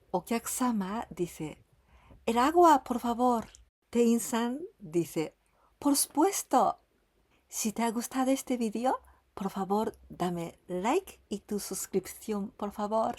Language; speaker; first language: Spanish; non-native, fluent; Japanese